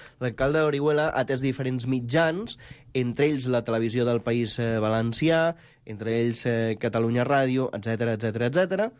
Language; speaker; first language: Catalan; native; Catalan